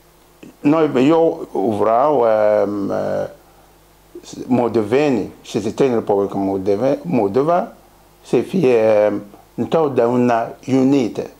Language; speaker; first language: Romanian; non-native, learner; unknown